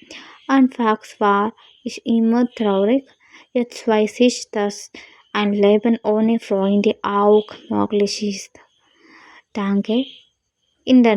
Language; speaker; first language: German; non-native, learner; Malayalam